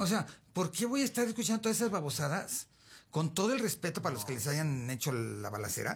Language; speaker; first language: Spanish; native; Spanish